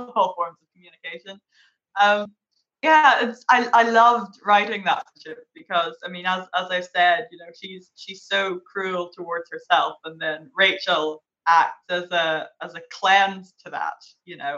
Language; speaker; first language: English; native; English